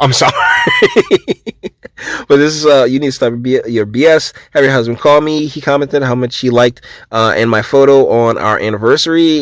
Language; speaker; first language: English; native; English